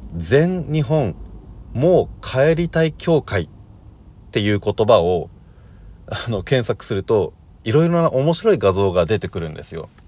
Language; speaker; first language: Japanese; native; Japanese